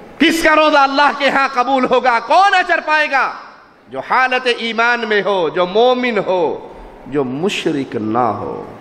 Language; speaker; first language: Urdu; non-native, local second language; Punjabi